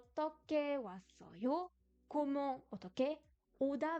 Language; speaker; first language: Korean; non-native, fluent; French